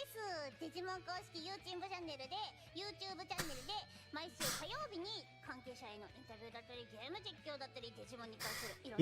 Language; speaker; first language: Japanese; native; Japanese